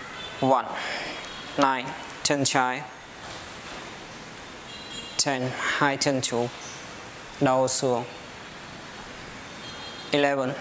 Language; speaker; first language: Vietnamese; non-native, learner; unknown